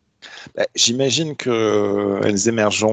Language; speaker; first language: French; native; French